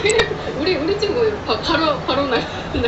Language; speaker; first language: Korean; non-native, fluent; Japanese